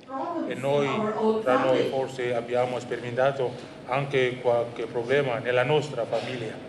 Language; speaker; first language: Italian; non-native, learner; Indonesian